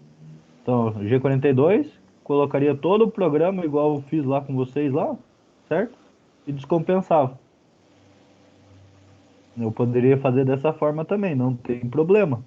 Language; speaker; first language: Portuguese; native; Portuguese